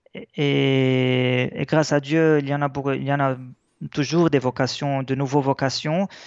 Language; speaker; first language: French; non-native, local second language; Arabic